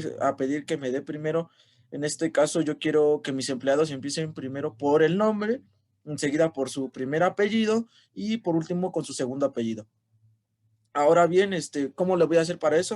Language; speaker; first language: Spanish; native; Spanish